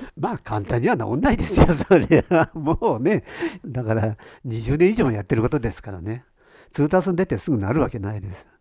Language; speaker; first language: Japanese; native; Japanese